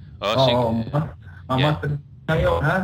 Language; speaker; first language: Filipino; non-native, learner; English